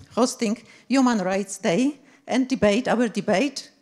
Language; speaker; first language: English; non-native, fluent; Polish